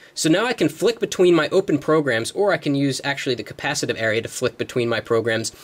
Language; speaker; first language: English; native; English